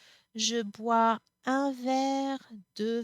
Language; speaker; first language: French; non-native, fluent; English